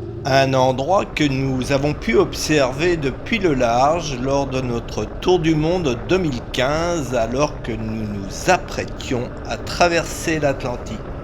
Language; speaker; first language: French; native; French